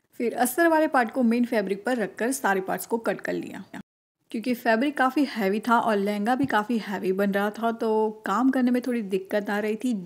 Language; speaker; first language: Hindi; non-native, local second language; Gujarati